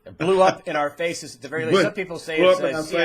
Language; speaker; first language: English; native; English